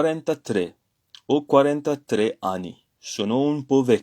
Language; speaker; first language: Italian; non-native, fluent; French